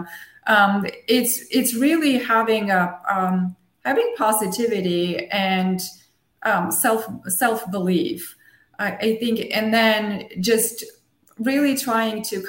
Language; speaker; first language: English; non-native, fluent; Armenian